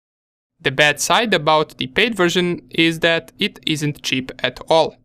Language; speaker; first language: English; non-native, fluent; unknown